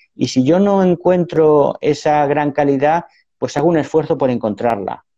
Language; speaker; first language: Spanish; native; Spanish